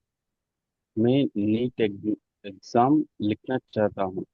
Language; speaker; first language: Hindi; non-native, learner; Telugu